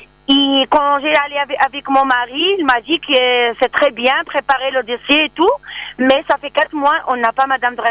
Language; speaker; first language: French; non-native, learner; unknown